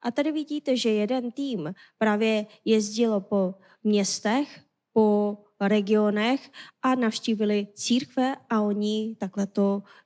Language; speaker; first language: Czech; non-native, fluent; Korean